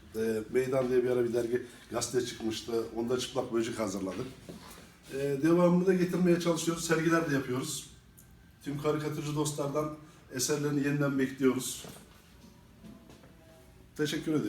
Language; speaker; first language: Turkish; native; Turkish